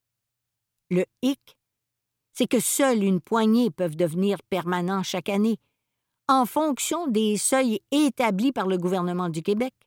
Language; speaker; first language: French; native; French